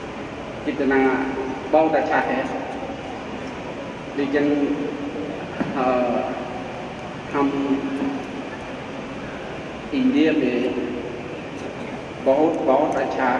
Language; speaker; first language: Hindi; non-native, learner; Khmer